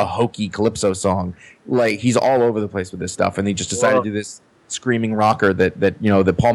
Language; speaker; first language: English; native; English